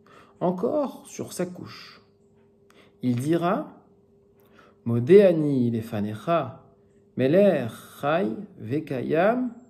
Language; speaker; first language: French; native; French